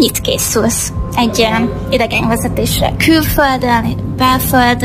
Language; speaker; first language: Hungarian; native; Hungarian